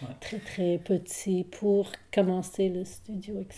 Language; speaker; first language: French; non-native, local second language; English